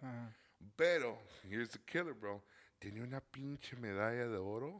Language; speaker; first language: Spanish; early bilingual, other home language; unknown